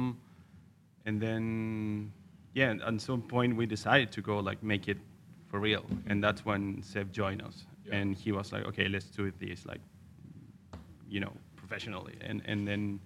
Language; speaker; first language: English; non-native, fluent; Spanish